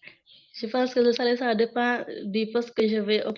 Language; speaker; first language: French; non-native, local second language; Wolof